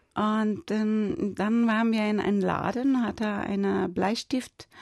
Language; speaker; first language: German; non-native, fluent; Persian